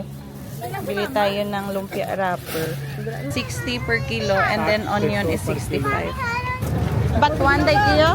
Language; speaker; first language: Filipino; non-native, local second language; Hiligaynon